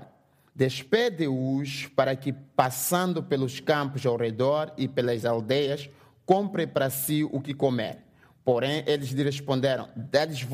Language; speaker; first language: English; non-native, learner; Portuguese